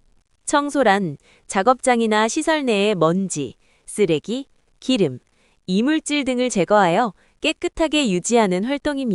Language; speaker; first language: Korean; non-native, learner; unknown